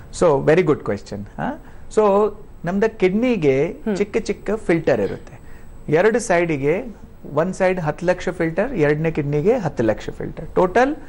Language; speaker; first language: Kannada; non-native, learner; Hindi